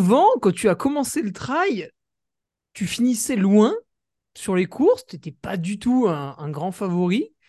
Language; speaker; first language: French; native; French